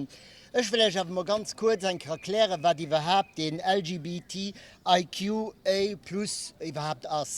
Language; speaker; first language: German; non-native, local second language; Luxembourgish